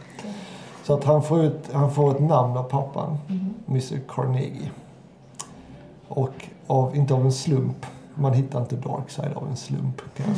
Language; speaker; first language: Swedish; native; Swedish